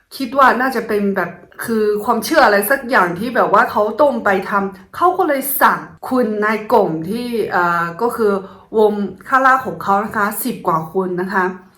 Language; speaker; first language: Thai; non-native, fluent; Chinese